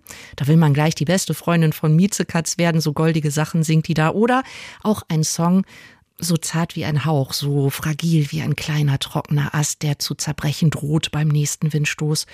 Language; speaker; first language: German; native; German